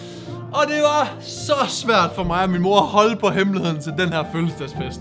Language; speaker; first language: Danish; native; Danish